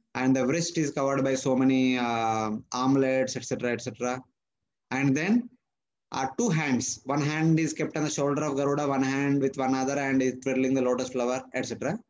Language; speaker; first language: English; non-native, local second language; Telugu